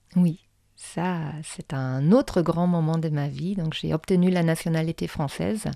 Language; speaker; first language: French; non-native, fluent; German